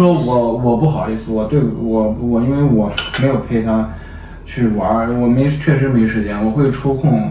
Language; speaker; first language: Chinese; native; Chinese